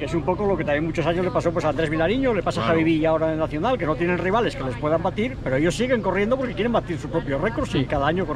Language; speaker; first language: Spanish; native; Spanish